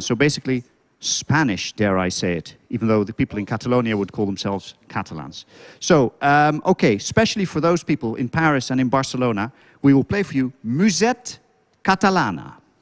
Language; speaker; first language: English; non-native, fluent; Dutch